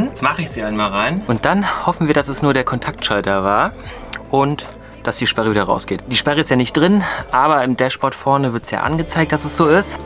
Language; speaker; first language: German; native; German